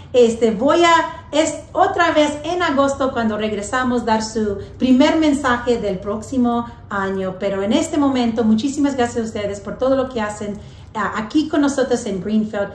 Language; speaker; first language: Spanish; early bilingual, heritage; English